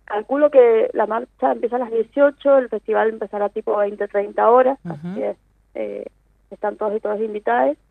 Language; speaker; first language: Spanish; native; Spanish